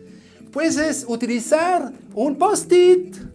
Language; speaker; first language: Spanish; non-native, fluent; French